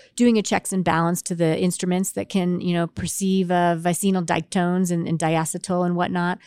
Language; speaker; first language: English; native; English